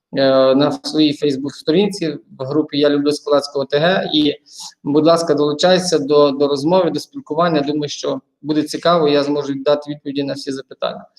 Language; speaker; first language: Ukrainian; native; Ukrainian